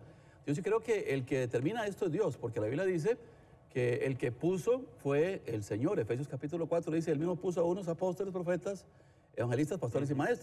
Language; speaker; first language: Spanish; native; Spanish